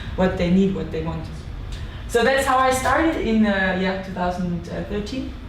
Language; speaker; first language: English; non-native, fluent; German